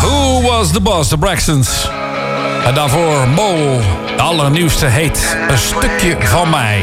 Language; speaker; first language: Dutch; native; Dutch